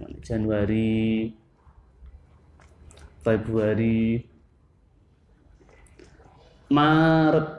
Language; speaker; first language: Indonesian; non-native, local second language; Javanese